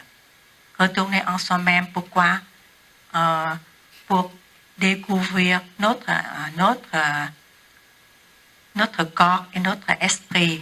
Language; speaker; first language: French; non-native, learner; Vietnamese